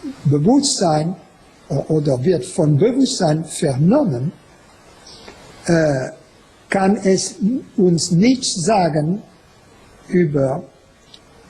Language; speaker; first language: German; non-native, fluent; French